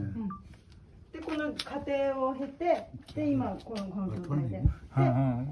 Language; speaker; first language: Japanese; native; Japanese